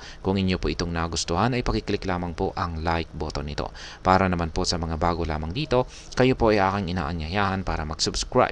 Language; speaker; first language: Filipino; native; Filipino